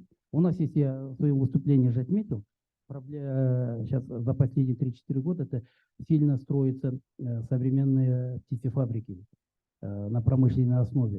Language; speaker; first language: Russian; native; Russian